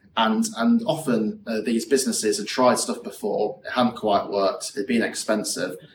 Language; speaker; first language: English; native; English